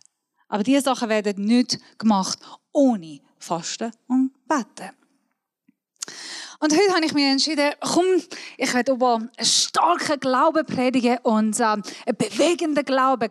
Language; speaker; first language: German; non-native, fluent; Persian